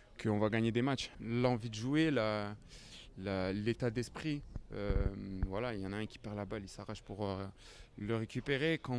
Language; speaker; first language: French; native; French